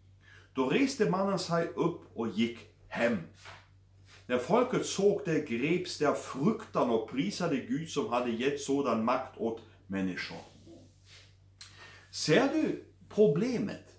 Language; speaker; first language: Swedish; non-native, fluent; German